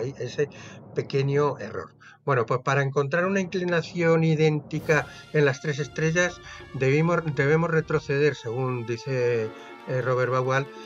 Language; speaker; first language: Spanish; native; Spanish